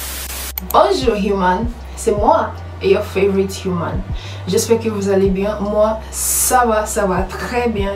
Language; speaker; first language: French; non-native, learner; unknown